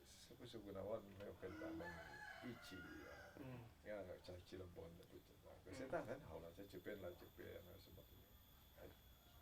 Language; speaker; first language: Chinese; non-native, learner; Indonesian